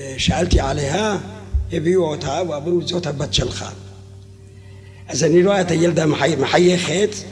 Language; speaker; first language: Hebrew; non-native, fluent; Arabic